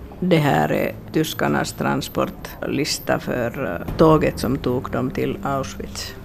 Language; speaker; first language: Swedish; non-native, local second language; Finnish